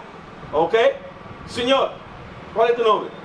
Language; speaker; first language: Spanish; non-native, learner; English